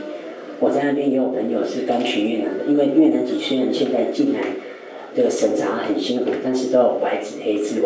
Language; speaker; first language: Chinese; native; Chinese